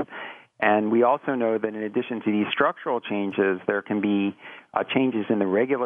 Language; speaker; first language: English; native; English